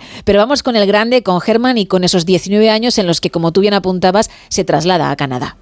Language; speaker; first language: Spanish; native; Spanish